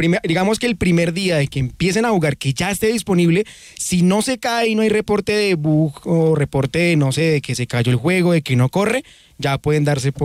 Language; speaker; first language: Spanish; native; Spanish